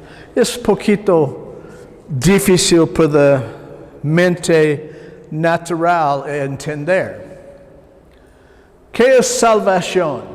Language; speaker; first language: Spanish; non-native, learner; English